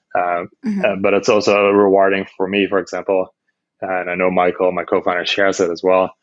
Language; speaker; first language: English; non-native, fluent; Dutch